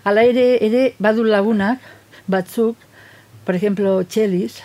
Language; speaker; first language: Basque; non-native, fluent; Catalan